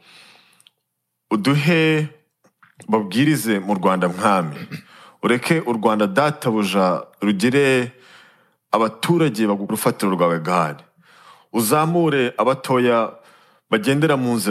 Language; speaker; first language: English; non-native, local second language; Kinyarwanda